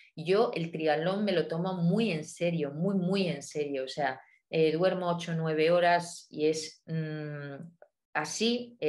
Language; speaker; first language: Spanish; native; Spanish